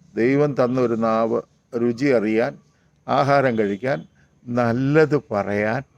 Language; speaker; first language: Malayalam; native; Malayalam